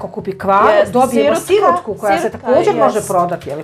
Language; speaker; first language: Croatian; native; Croatian